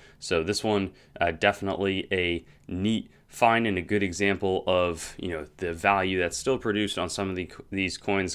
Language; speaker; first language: English; native; English